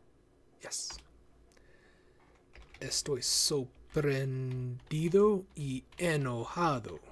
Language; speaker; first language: Spanish; non-native, learner; English